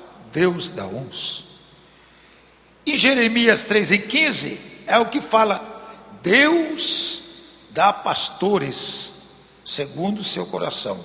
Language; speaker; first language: Portuguese; native; Portuguese